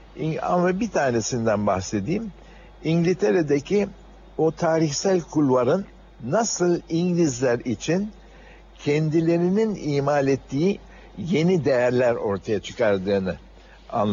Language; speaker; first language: Turkish; native; Turkish